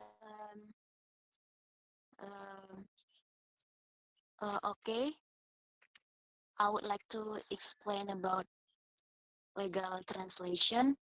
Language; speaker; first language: English; non-native, learner; Indonesian